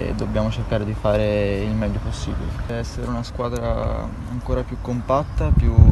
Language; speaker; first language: Italian; native; Italian